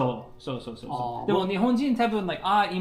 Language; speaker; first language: Japanese; non-native, learner; English